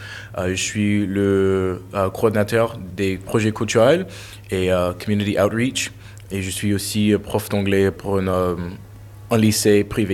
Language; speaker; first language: French; non-native, fluent; English